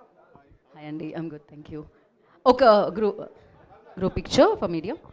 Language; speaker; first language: Telugu; native; Telugu